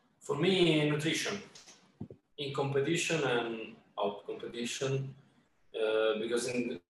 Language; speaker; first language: English; non-native, learner; Italian